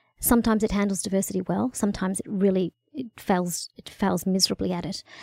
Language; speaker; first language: English; early bilingual, other home language; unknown